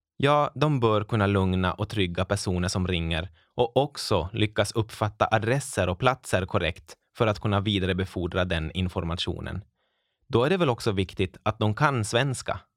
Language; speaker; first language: Swedish; native; Swedish